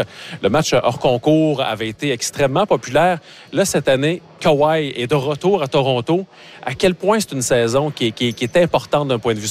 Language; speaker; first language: French; native; French